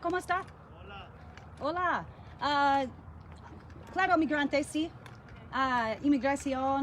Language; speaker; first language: Spanish; non-native, learner; English